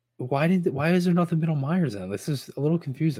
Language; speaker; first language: English; native; English